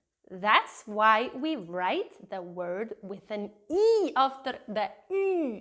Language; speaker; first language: English; non-native, fluent; Swiss German